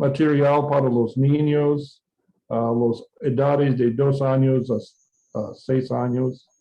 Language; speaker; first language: Spanish; non-native, fluent; English